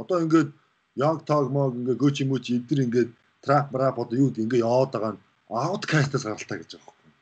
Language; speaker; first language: Mongolian; native; Mongolian